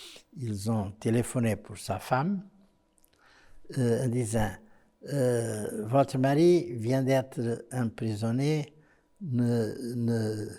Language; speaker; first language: French; non-native, fluent; Portuguese